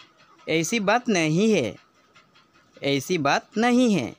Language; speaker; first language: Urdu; non-native, local second language; Assamese